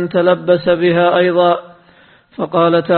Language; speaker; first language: Arabic; native; Arabic